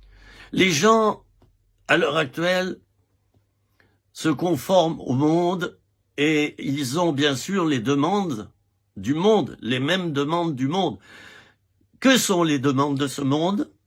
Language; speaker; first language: French; native; French